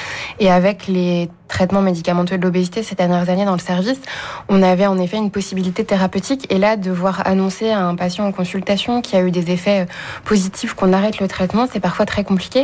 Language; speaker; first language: French; native; French